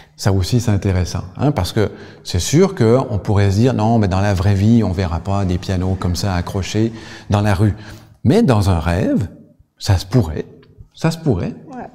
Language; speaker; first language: French; native; French